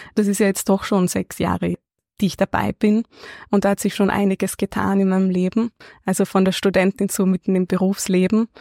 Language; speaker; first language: German; native; German